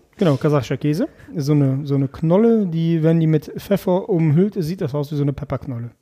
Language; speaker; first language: German; early bilingual, other home language; Russian